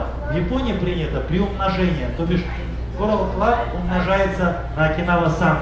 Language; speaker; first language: Russian; native; Russian